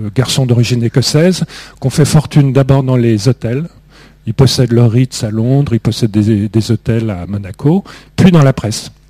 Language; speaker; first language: French; native; French